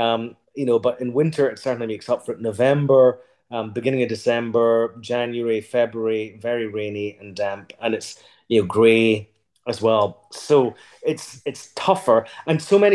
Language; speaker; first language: English; native; English